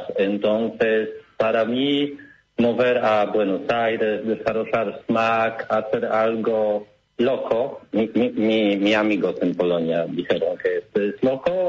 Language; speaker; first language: Spanish; non-native, learner; Polish